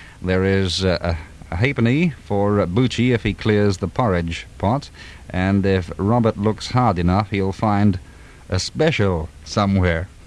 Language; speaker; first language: English; native; English